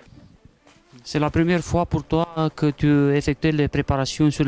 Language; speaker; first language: French; non-native, learner; Romanian